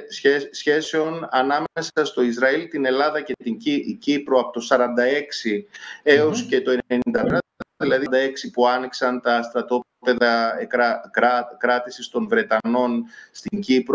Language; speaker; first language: Greek; native; Greek